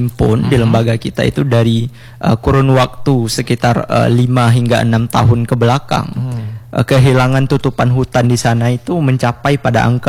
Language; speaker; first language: Indonesian; non-native, local second language; Minangkabau